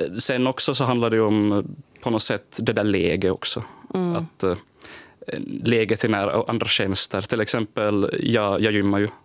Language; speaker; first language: Swedish; native; Swedish